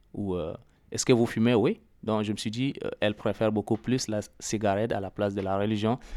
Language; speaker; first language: French; non-native, local second language; Arabic